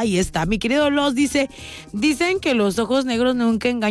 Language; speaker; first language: Spanish; native; Spanish